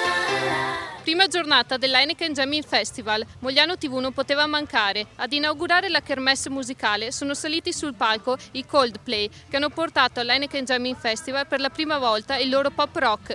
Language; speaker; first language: Italian; native; Italian